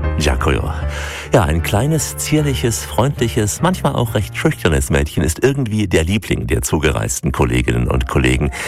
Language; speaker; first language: German; native; German